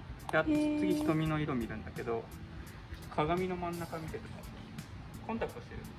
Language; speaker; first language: Japanese; native; Japanese